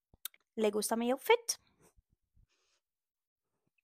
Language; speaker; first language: Spanish; non-native, learner; English